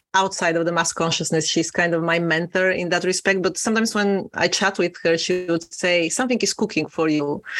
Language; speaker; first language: English; non-native, fluent; Bulgarian